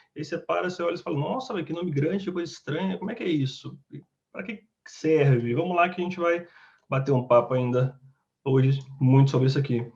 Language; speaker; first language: Portuguese; native; Portuguese